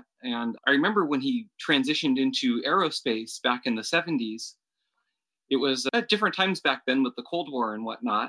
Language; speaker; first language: English; native; English